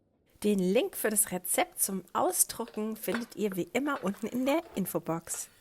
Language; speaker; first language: German; native; German